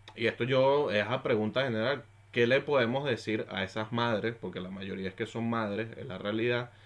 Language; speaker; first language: Spanish; native; Spanish